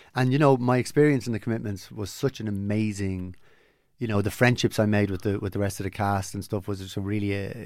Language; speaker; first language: English; native; English